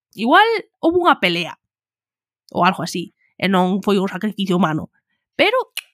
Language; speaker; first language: Galician; non-native, local second language; Spanish